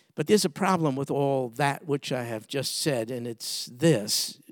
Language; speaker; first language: English; native; English